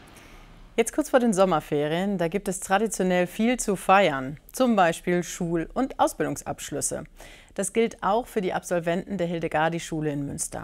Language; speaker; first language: German; native; German